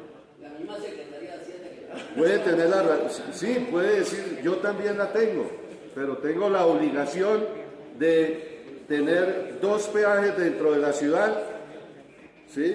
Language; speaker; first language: Spanish; native; Spanish